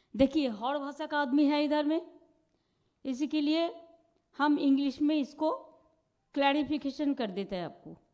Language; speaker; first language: Hindi; non-native, local second language; Bangla